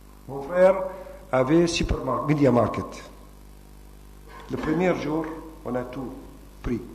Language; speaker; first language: French; non-native, fluent; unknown